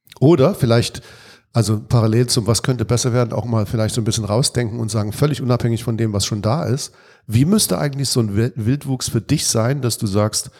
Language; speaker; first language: German; native; German